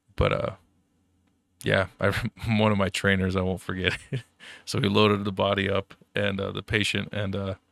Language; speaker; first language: English; early bilingual, other home language; German